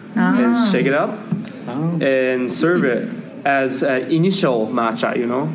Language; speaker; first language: English; non-native, learner; Japanese